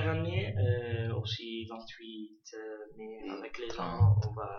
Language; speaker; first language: French; non-native, learner; Italian